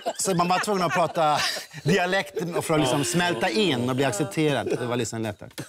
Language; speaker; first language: Swedish; native; Swedish